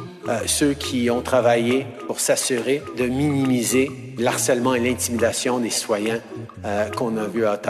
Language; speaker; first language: French; native; French